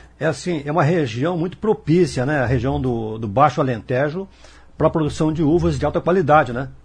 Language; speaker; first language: Portuguese; native; Portuguese